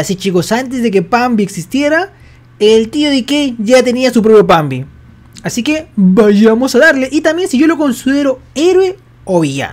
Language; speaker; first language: Spanish; native; Spanish